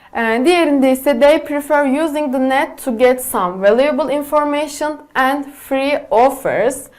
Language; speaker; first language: English; non-native, fluent; Turkish